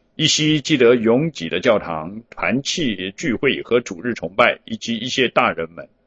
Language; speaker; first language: Chinese; early bilingual, heritage; Chinese